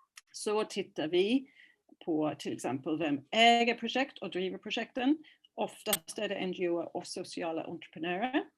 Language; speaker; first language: Swedish; non-native, fluent; English